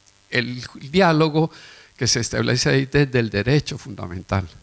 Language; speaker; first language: Spanish; native; Spanish